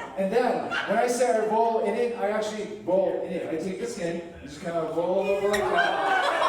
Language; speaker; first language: English; native; English